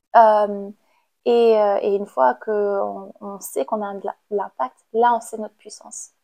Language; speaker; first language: French; non-native, fluent; Khmer